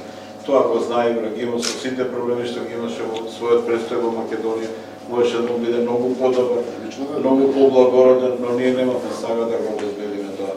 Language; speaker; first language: Macedonian; native; Macedonian